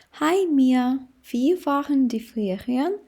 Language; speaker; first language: German; non-native, fluent; Ukrainian